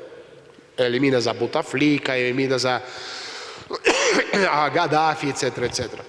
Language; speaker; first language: Spanish; non-native, fluent; Russian